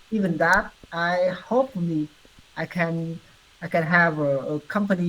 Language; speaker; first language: English; non-native, learner; Vietnamese